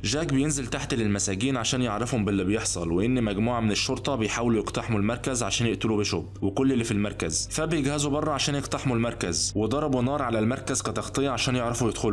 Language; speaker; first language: Arabic; native; Arabic